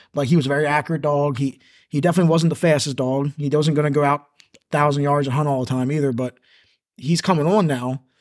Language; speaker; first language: English; native; English